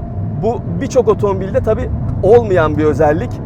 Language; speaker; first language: Turkish; native; Turkish